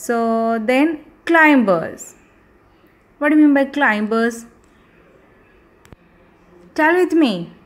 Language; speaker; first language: English; non-native, local second language; Malayalam